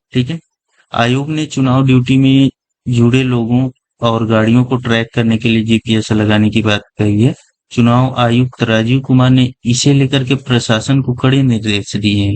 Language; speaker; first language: Hindi; native; Hindi